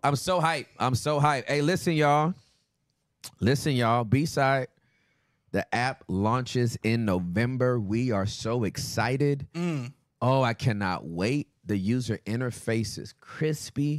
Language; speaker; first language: English; native; English